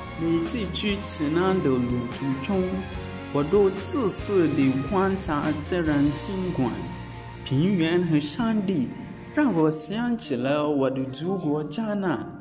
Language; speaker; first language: Chinese; non-native, fluent; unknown